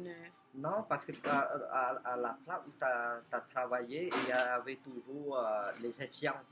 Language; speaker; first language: French; non-native, fluent; Khmer